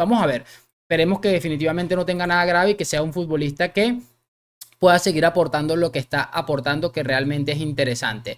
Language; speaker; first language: Spanish; native; Spanish